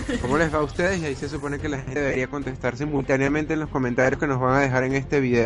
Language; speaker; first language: Spanish; native; Spanish